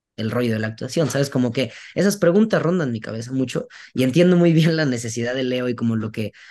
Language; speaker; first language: Spanish; native; Spanish